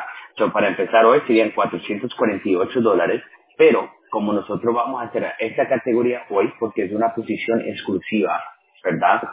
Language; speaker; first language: Spanish; early bilingual, other home language; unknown